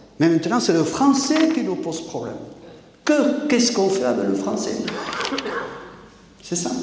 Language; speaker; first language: French; non-native, local second language; Basque